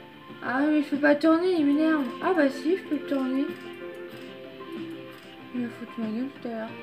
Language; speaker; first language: French; native; French